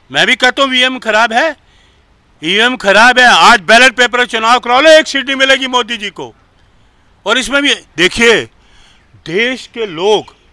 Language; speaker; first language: Hindi; native; Hindi